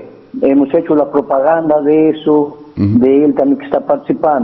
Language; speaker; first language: Spanish; native; Spanish